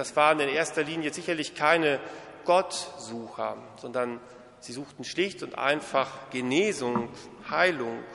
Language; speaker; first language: German; native; German